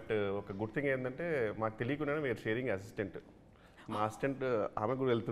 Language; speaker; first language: Telugu; native; Telugu